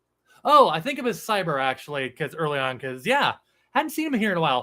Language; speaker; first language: English; native; English